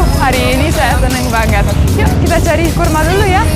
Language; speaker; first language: Indonesian; non-native, fluent; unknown